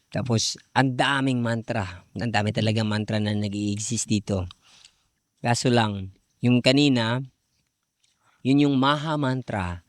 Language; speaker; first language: Filipino; non-native, local second language; Cebuano